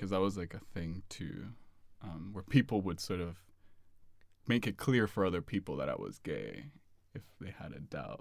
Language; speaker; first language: English; non-native, fluent; Spanish